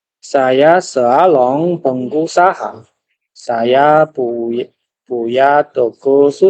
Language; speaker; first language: Indonesian; non-native, learner; Chinese